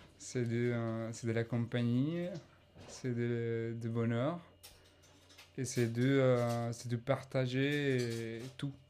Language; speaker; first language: French; non-native, fluent; Spanish